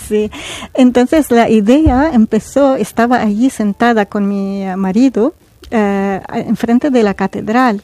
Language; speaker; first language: Spanish; non-native, fluent; Arabic